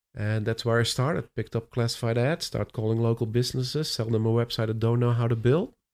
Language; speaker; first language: English; non-native, fluent; Dutch